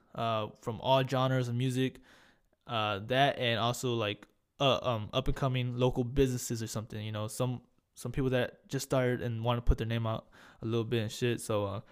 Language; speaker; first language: English; early bilingual, other home language; Spanish